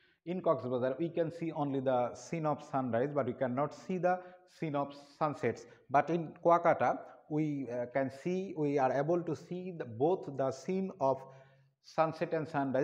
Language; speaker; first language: English; non-native, local second language; Bangla